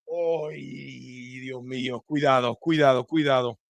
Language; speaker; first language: Spanish; early bilingual, heritage; Spanish